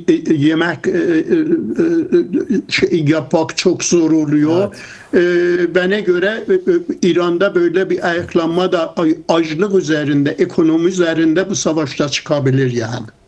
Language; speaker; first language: Turkish; non-native, fluent; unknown